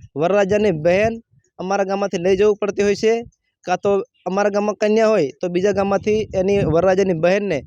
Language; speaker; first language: Gujarati; non-native, local second language; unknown